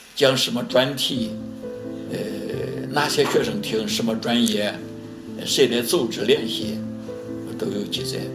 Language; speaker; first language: Chinese; native; Chinese